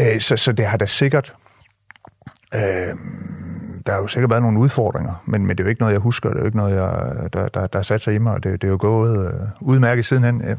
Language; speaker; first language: Danish; early bilingual, other home language; French